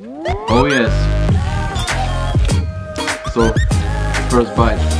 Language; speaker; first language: English; non-native, learner; Bosnian